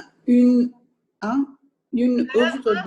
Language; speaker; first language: French; non-native, learner; Spanish